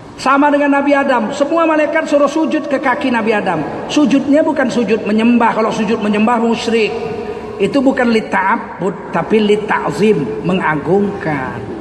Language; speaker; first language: Indonesian; native; Indonesian